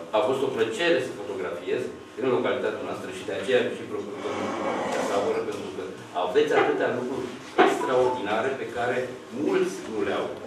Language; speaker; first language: Romanian; native; Romanian